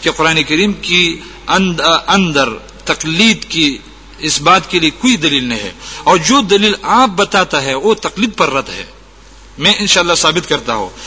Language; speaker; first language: Urdu; non-native, local second language; Pashto